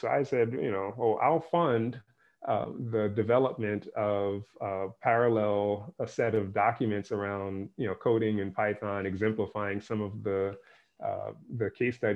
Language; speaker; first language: English; native; English